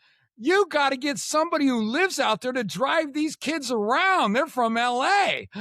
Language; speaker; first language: English; native; English